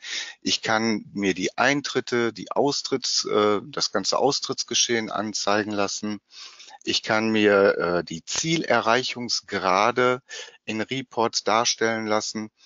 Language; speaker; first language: German; native; German